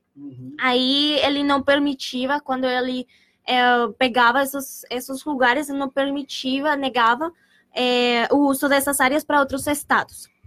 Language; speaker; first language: Portuguese; non-native, learner; Spanish